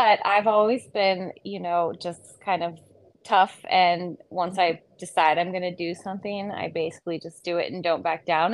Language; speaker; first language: English; native; English